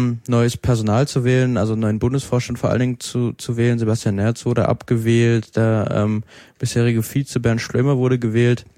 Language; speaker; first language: German; native; German